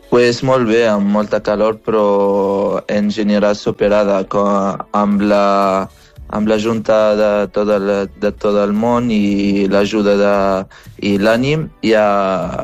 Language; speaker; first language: Catalan; non-native, fluent; Arabic